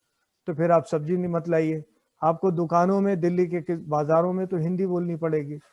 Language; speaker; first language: Hindi; native; Hindi